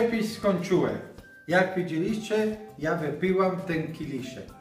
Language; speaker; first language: Polish; non-native, learner; Italian